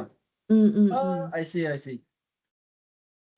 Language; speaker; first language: English; non-native, learner; Chinese